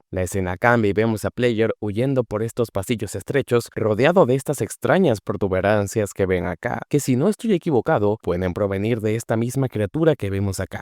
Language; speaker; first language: Spanish; native; Spanish